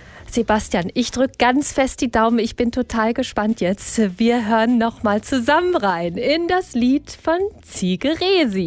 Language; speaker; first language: German; native; German